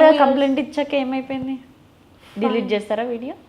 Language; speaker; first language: Telugu; native; Telugu